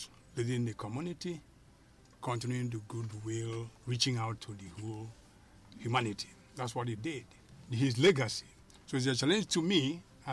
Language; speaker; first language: English; non-native, local second language; Igbo